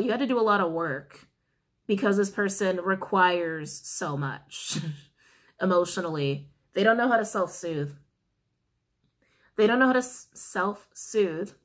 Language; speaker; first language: English; native; English